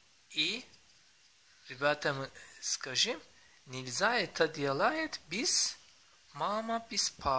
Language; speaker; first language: Russian; non-native, learner; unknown